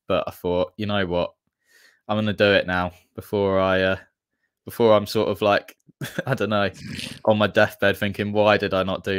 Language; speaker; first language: English; native; English